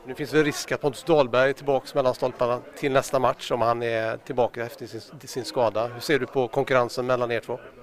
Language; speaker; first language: Swedish; native; Swedish